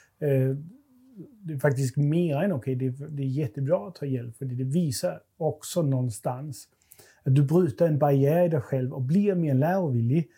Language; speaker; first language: Swedish; non-native, fluent; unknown